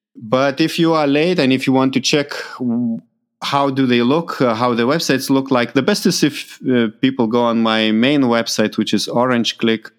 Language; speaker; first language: English; non-native, fluent; Lithuanian